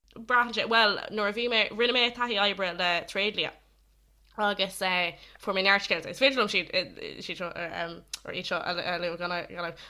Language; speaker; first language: Irish; non-native, local second language; English